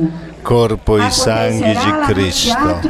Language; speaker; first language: Portuguese; non-native, fluent; Polish